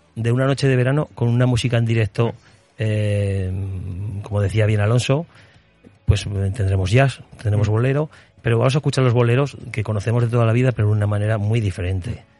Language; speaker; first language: Spanish; native; Spanish